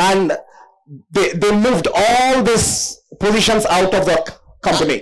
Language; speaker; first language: English; non-native, local second language; Telugu